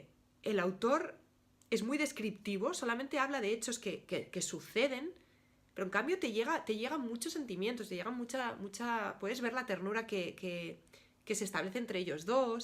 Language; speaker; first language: Spanish; native; Spanish